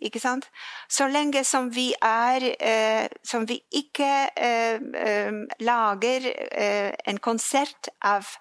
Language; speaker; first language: Norwegian; non-native, fluent; Polish